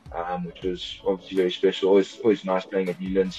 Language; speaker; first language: English; native; English